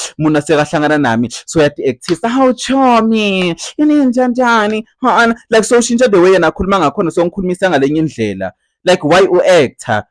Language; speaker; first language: Zulu; non-native, local second language; Swati